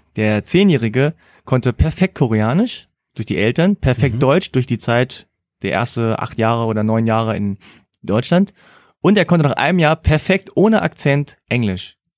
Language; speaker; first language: German; early bilingual, other home language; Korean